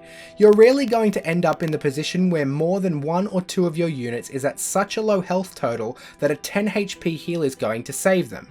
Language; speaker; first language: English; native; English